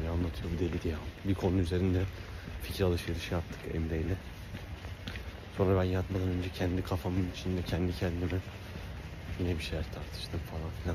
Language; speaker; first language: Turkish; native; Turkish